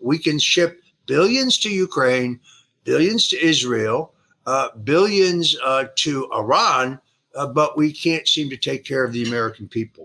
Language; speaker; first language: English; native; English